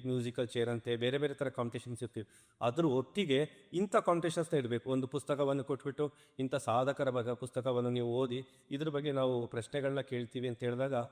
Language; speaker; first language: Kannada; non-native, local second language; Kodava